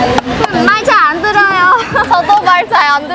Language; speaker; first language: Korean; non-native, learner; Vietnamese